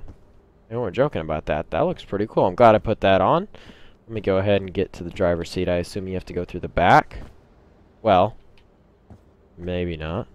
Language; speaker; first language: English; native; English